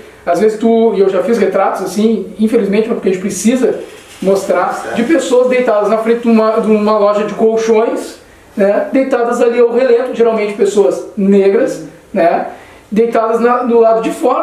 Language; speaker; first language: Portuguese; native; Portuguese